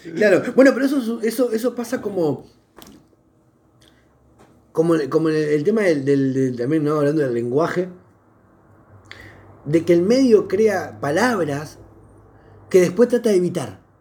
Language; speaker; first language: Spanish; native; Spanish